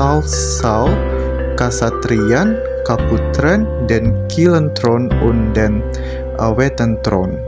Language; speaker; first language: German; non-native, learner; Indonesian